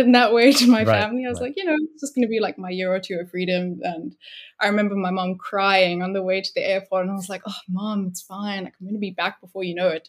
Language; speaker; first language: English; native; English